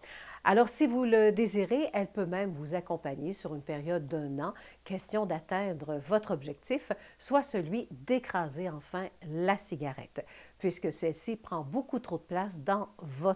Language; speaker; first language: French; native; French